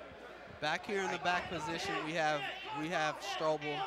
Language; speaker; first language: English; native; English